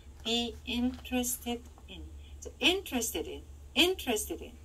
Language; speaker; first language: English; non-native, fluent; Korean